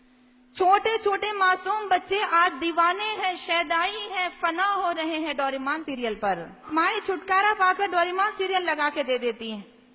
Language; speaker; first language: Urdu; native; Urdu